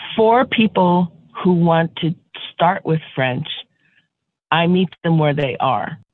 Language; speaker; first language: English; native; English